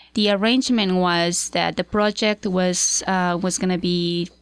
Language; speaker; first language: English; non-native, fluent; Spanish